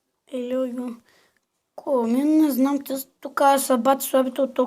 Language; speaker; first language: Bulgarian; native; Bulgarian